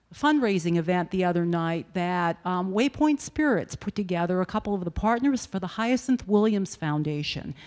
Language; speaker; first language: English; native; English